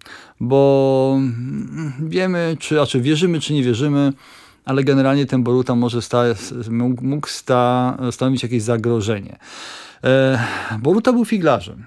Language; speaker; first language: Polish; native; Polish